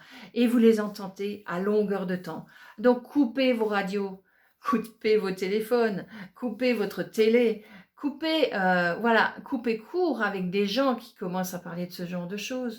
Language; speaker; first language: French; native; French